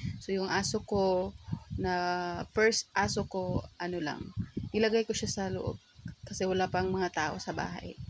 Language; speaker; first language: Filipino; non-native, local second language; Cebuano